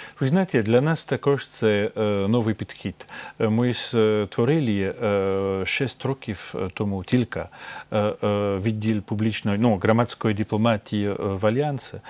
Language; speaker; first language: Ukrainian; non-native, fluent; French